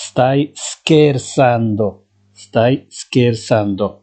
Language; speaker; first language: Italian; non-native, fluent; Arabic